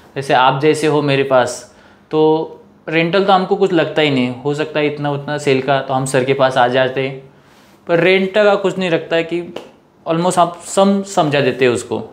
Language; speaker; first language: Hindi; non-native, local second language; Marathi